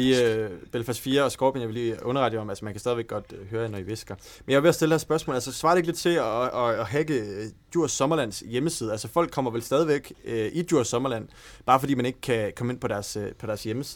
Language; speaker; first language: Danish; native; Danish